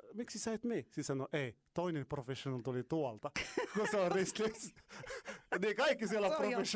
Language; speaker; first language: Finnish; non-native, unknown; Arabic